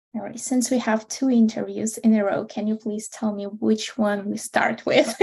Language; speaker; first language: English; non-native, fluent; Russian